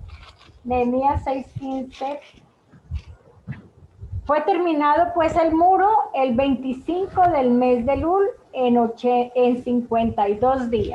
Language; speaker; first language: Spanish; native; Spanish